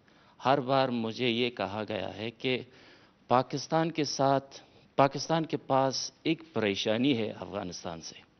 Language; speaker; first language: Hindi; non-native, fluent; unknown